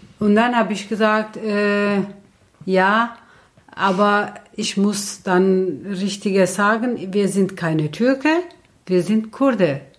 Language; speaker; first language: German; non-native, learner; Kurdish